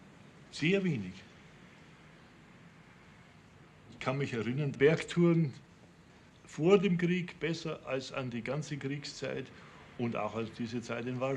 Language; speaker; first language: German; native; German